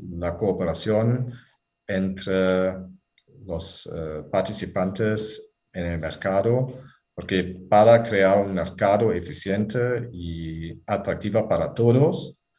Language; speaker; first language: Spanish; non-native, fluent; German